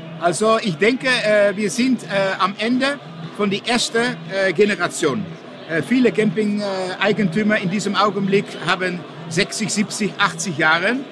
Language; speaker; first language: German; non-native, fluent; Dutch